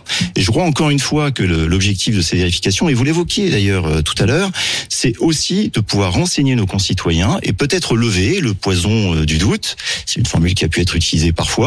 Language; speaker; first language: French; native; French